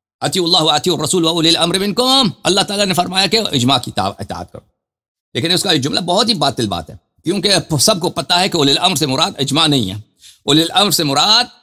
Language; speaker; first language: Urdu; non-native, fluent; Persian